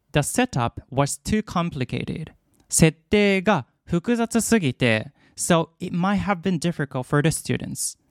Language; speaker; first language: English; non-native, fluent; Japanese